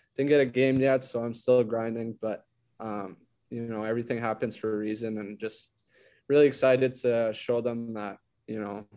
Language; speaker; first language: English; non-native, fluent; French